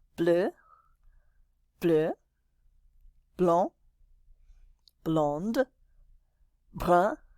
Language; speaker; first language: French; non-native, fluent; English